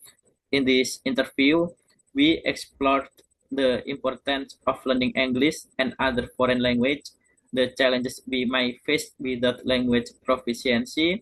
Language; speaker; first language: English; non-native, learner; Indonesian